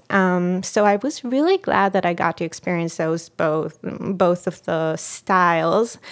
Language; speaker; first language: English; non-native, fluent; Hebrew